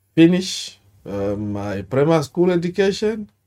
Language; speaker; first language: English; non-native, learner; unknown